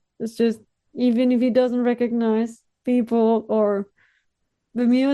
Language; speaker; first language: English; non-native, fluent; Spanish